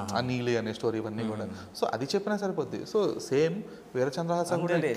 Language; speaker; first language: Telugu; native; Telugu